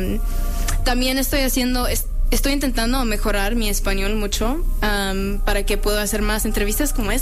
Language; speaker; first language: Spanish; early bilingual, heritage; English